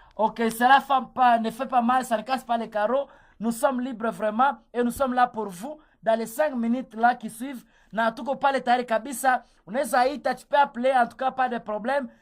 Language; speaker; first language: French; non-native, local second language; Swahili